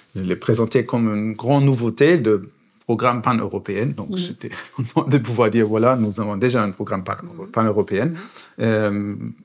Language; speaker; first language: French; non-native, fluent; German